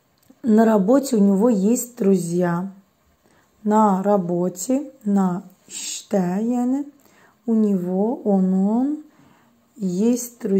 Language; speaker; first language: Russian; non-native, fluent; Azerbaijani